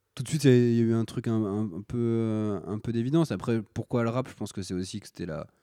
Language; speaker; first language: French; native; French